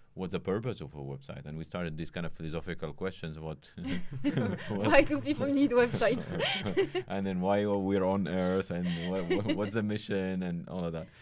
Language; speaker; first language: English; non-native, fluent; Arabic